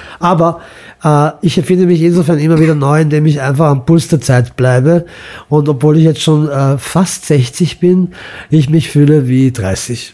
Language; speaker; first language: German; early bilingual, other home language; Croatian